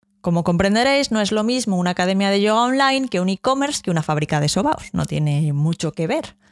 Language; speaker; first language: Spanish; native; Spanish